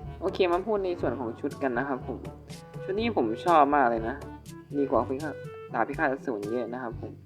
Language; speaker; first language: Thai; native; Thai